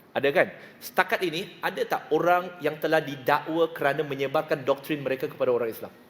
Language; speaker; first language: Malay; non-native, local second language; Chinese